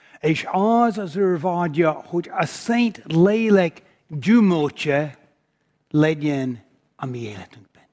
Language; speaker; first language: Hungarian; non-native, fluent; English